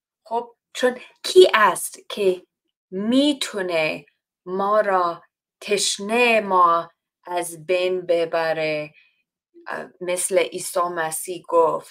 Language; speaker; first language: Persian; non-native, fluent; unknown